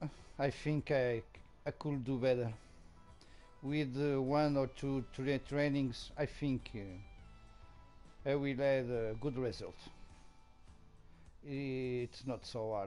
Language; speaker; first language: English; non-native, learner; Portuguese